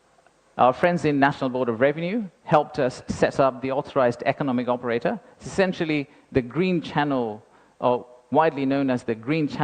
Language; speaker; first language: English; non-native, local second language; Bangla